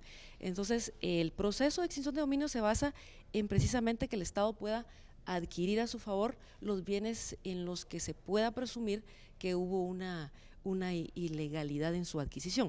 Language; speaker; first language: Spanish; native; Spanish